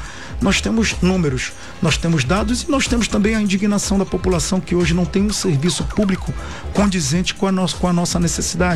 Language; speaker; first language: Portuguese; native; Portuguese